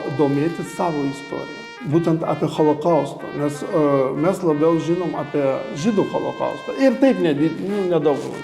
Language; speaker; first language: Lithuanian; non-native, local second language; Romany